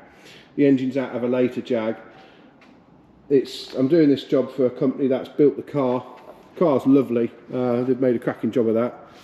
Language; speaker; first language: English; native; English